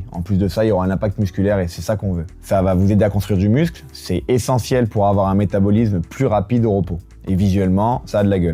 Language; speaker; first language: French; native; French